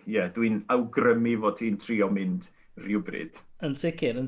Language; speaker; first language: Welsh; non-native, local second language; English